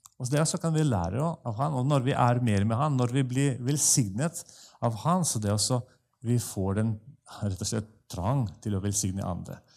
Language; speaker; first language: Norwegian; non-native, fluent; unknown